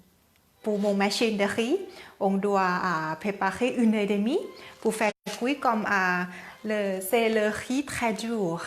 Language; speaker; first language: French; non-native, learner; Thai